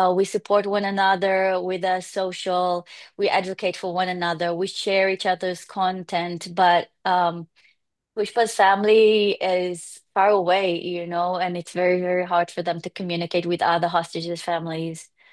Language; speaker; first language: English; non-native, fluent; Hebrew